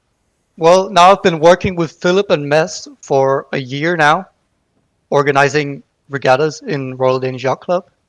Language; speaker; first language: English; non-native, fluent; Danish